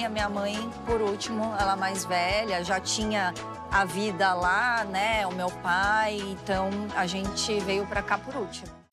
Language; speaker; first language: Portuguese; early bilingual, other home language; Cantonese